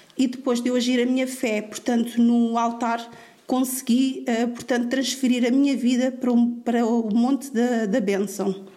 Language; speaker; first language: Portuguese; native; Portuguese